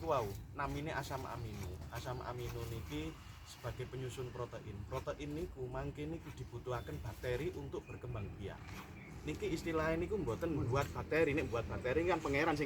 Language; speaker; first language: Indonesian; non-native, local second language; Javanese